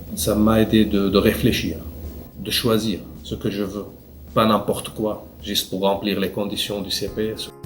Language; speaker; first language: French; non-native, fluent; Arabic